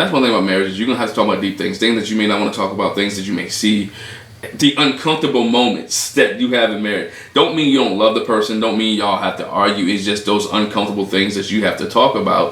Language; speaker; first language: English; native; English